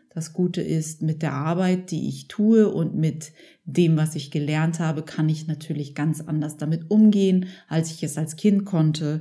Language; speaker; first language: German; early bilingual, other home language; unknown